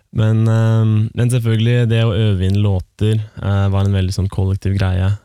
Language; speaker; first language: Norwegian; native; Norwegian